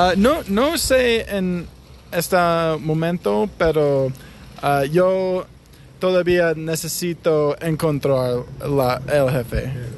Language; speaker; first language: Spanish; non-native, learner; English